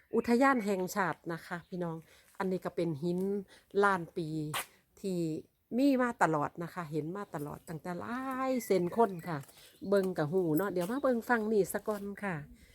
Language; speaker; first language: Thai; non-native, local second language; Northeastern Thai